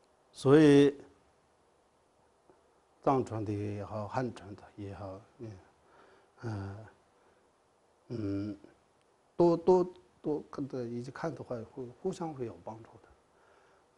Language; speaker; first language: Chinese; non-native, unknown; Tibetan